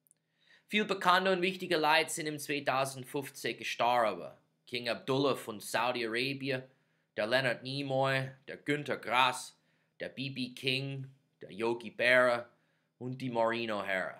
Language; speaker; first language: German; non-native, fluent; English